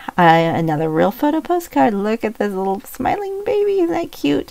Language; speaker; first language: English; native; English